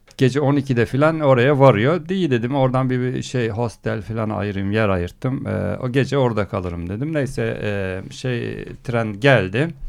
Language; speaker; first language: Turkish; early bilingual, heritage; Turkish